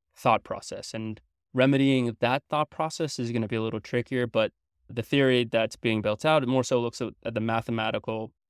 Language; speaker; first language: English; early bilingual, other home language; French